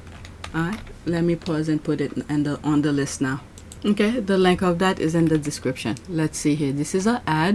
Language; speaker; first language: English; native; English